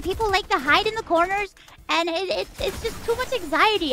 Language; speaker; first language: English; early bilingual, other home language; Spanish